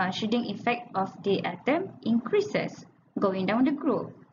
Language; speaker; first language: English; non-native, local second language; Malay